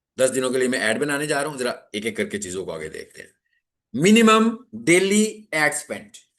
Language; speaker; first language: Urdu; non-native, local second language; Punjabi